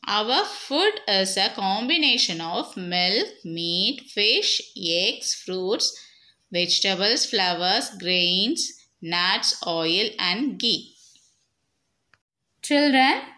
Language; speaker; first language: English; non-native, local second language; Tamil